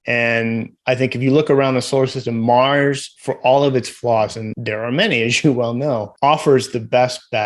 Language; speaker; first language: English; native; English